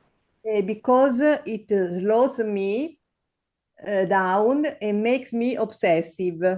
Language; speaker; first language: English; non-native, learner; Italian